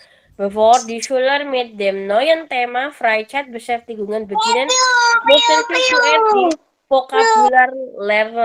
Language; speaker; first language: German; non-native, fluent; Indonesian